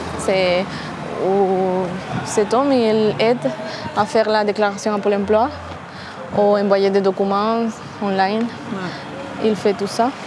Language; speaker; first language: French; non-native, fluent; Spanish